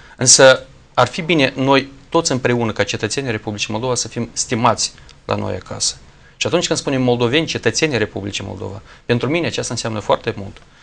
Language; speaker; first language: Romanian; native; Romanian